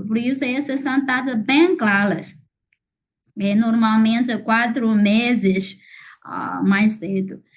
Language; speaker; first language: Portuguese; non-native, fluent; Chinese